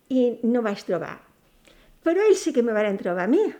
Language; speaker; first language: Catalan; native; Catalan